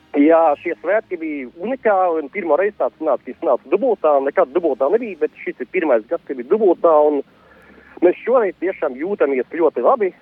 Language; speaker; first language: Latvian; native; Latvian